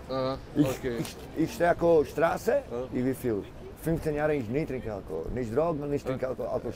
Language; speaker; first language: German; non-native, learner; Czech